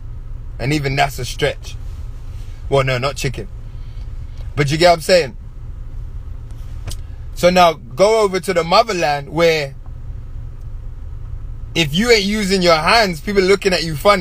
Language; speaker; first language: English; native; English